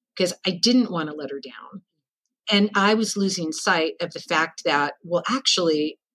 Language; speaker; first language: English; native; English